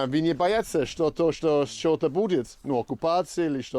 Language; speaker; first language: Russian; non-native, learner; English